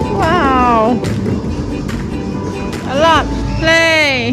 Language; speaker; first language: English; non-native, learner; Khmer